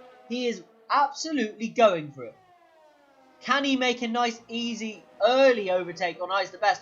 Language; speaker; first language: English; native; English